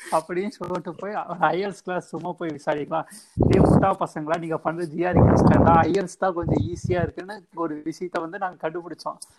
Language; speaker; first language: Tamil; native; Tamil